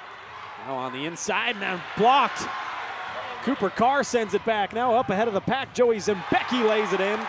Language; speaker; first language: English; native; English